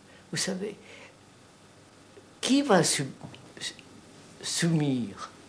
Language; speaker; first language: French; non-native, fluent; Telugu